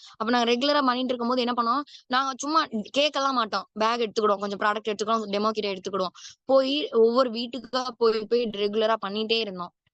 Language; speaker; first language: Tamil; native; Tamil